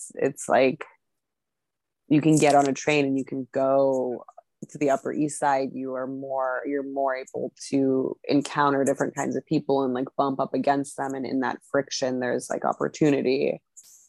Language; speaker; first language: English; native; English